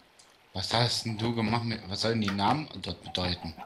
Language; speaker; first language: German; native; German